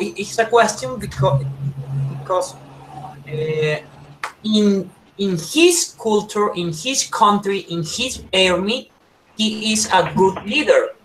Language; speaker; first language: English; non-native, learner; Spanish